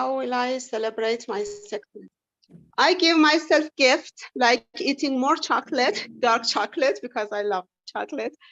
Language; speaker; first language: English; non-native, learner; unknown